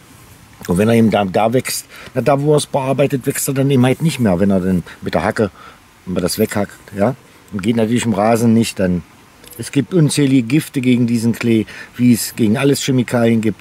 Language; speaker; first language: German; native; German